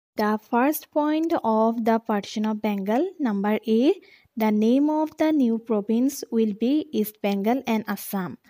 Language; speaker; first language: English; non-native, local second language; Assamese